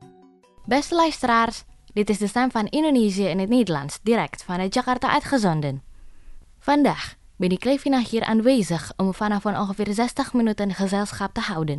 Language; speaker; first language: Dutch; non-native, fluent; Indonesian